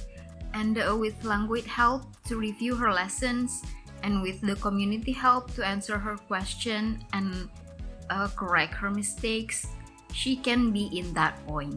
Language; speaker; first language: English; non-native, fluent; Indonesian